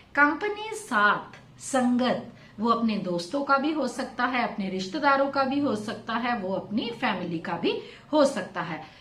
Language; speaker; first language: Hindi; non-native, local second language; Punjabi